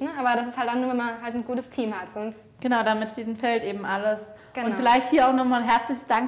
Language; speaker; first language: German; native; German